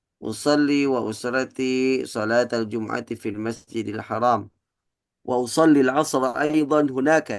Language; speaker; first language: Arabic; non-native, fluent; Indonesian